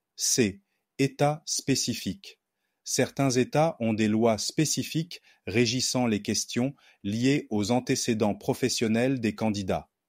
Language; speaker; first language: French; non-native, local second language; Haitian Creole